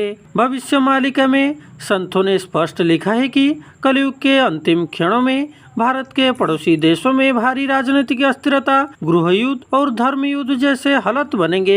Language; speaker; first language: Hindi; non-native, local second language; Odia